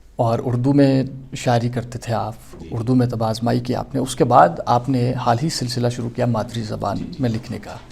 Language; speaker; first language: Urdu; non-native, local second language; Kashmiri